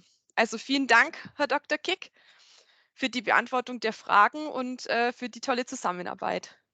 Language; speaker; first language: German; native; German